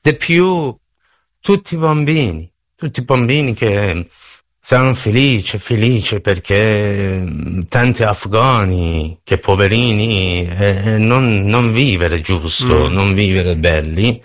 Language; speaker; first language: Italian; non-native, learner; Persian